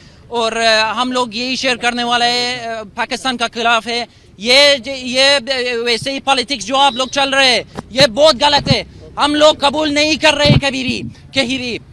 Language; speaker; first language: Hindi; non-native, fluent; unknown